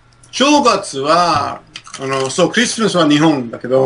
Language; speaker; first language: Japanese; non-native, fluent; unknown